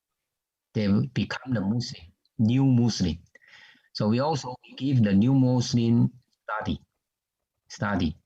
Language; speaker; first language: English; non-native, learner; Chinese